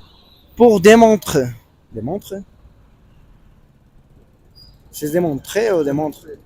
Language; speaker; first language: French; non-native, learner; Spanish